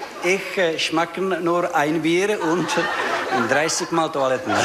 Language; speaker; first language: German; non-native, learner; Czech